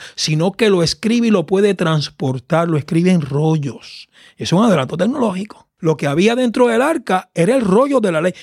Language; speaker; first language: Spanish; native; Spanish